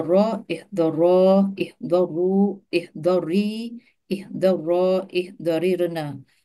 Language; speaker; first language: Arabic; non-native, learner; Malay